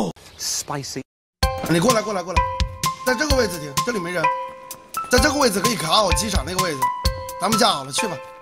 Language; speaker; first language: Chinese; native; Chinese